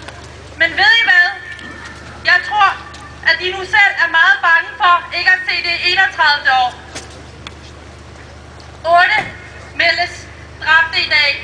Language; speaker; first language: Danish; early bilingual, other home language; Persian